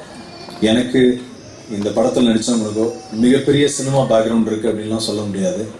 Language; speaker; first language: Tamil; native; Tamil